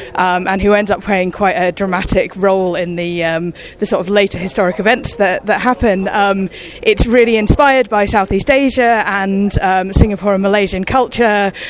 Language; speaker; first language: English; native; English